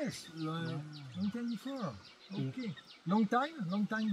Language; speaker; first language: English; non-native, learner; French